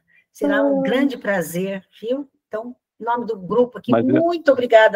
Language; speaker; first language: Portuguese; native; Portuguese